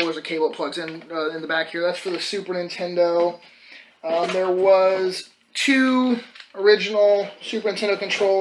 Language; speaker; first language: English; native; English